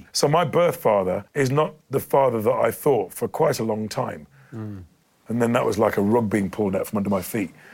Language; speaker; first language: English; native; English